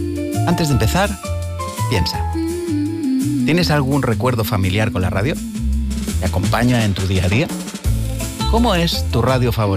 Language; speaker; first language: Spanish; native; Spanish